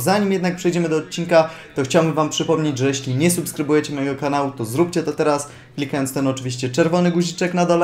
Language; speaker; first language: Polish; native; Polish